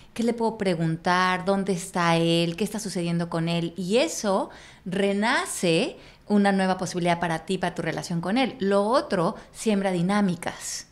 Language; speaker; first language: Spanish; native; Spanish